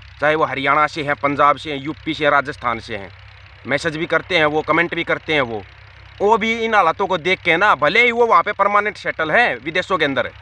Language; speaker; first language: Hindi; non-native, local second language; Punjabi